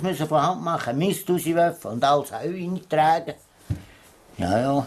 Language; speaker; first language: German; non-native, learner; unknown